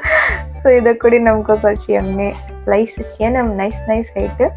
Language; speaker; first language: Malayalam; non-native, fluent; Hindi